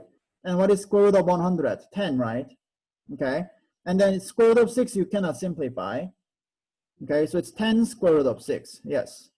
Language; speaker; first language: English; non-native, fluent; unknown